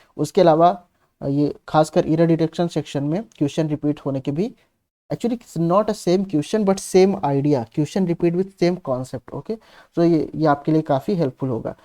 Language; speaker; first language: Hindi; native; Hindi